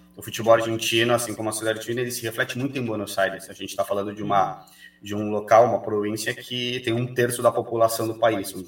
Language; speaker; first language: Portuguese; native; Portuguese